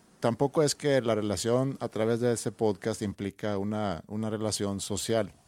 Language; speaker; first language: Spanish; non-native, fluent; Swedish